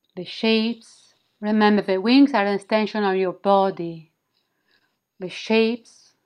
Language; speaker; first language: English; non-native, learner; Italian